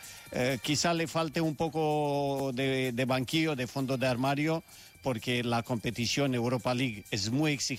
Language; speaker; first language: Spanish; native; Spanish